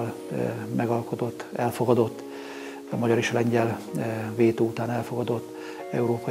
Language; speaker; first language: Hungarian; native; Hungarian